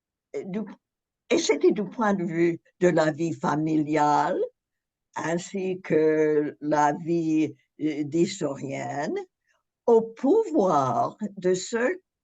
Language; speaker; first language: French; non-native, fluent; English